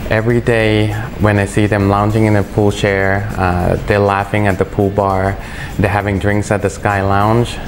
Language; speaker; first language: English; early bilingual, other home language; Thai